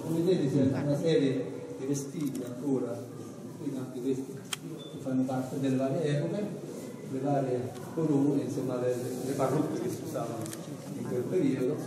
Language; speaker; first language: Italian; native; Italian